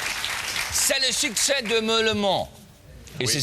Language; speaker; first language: French; non-native, learner; German